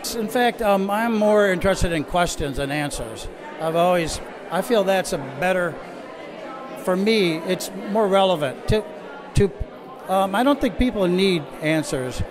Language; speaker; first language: English; native; English